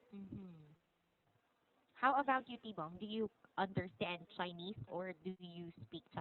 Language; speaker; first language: English; non-native, local second language; Filipino